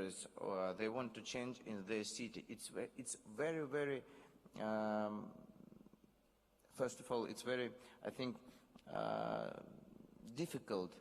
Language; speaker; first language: English; non-native, learner; Russian